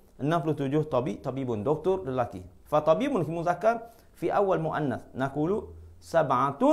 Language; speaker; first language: Arabic; non-native, fluent; Malay